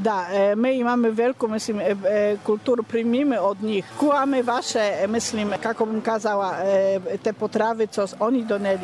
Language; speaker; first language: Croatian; non-native, learner; Polish